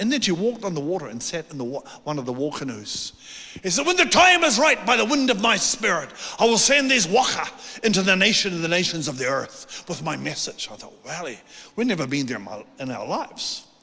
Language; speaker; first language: English; native; English